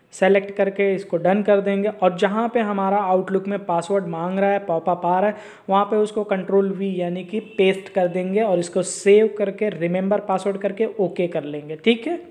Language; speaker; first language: Hindi; native; Hindi